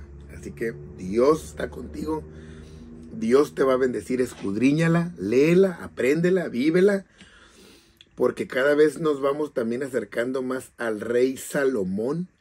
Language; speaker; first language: Spanish; native; Spanish